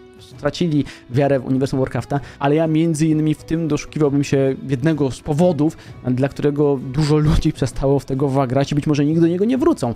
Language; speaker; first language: Polish; native; Polish